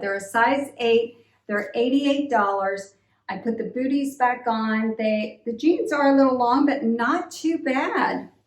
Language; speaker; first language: English; native; English